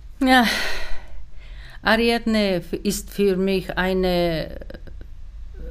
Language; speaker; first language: German; non-native, learner; Czech